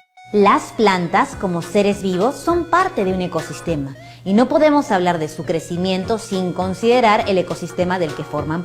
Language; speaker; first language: Spanish; native; Spanish